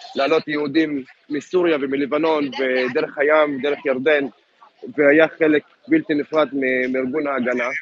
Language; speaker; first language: Hebrew; non-native, local second language; Arabic